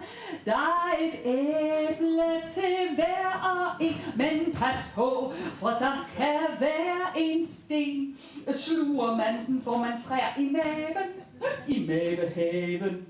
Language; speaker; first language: Danish; native; Danish